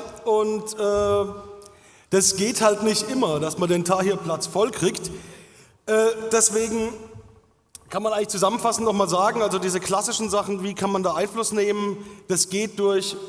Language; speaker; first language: German; native; German